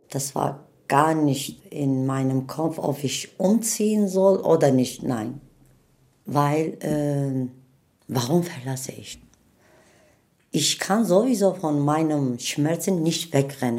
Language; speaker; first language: German; non-native, learner; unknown